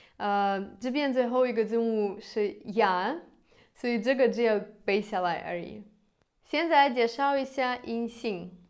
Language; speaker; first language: Chinese; non-native, fluent; Russian